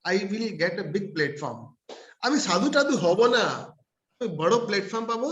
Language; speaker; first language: Bangla; non-native, local second language; Hindi